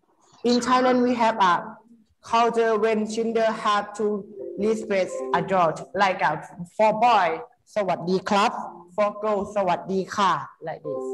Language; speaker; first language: English; non-native, learner; Thai